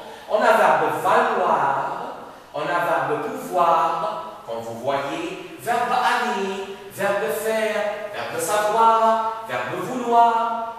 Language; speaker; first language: French; non-native, fluent; Arabic